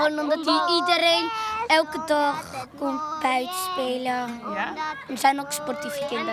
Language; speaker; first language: Dutch; early bilingual, other home language; Arabic